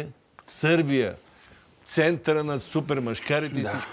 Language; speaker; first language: Bulgarian; native; Bulgarian